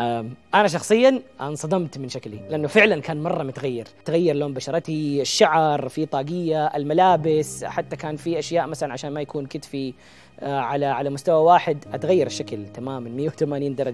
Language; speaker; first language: Arabic; native; Arabic